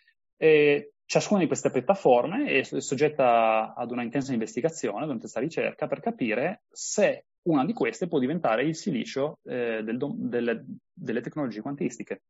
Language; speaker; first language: Italian; native; Italian